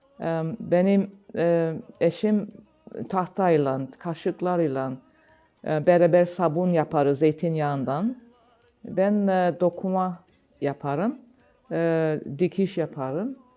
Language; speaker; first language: Turkish; non-native, learner; English